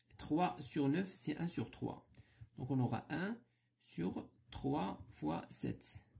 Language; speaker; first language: French; non-native, local second language; Arabic